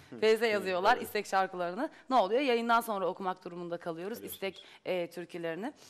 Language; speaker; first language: Turkish; native; Turkish